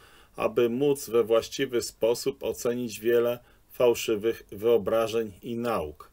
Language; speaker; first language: Polish; native; Polish